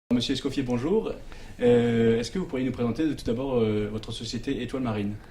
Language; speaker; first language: French; native; French